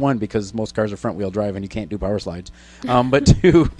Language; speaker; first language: English; native; English